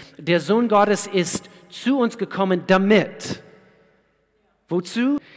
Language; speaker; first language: German; non-native, fluent; English